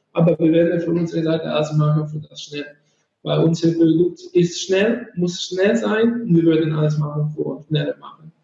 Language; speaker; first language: German; non-native, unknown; Italian